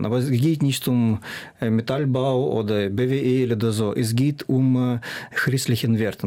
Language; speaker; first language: German; non-native, fluent; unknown